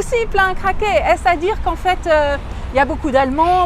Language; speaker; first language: French; native; French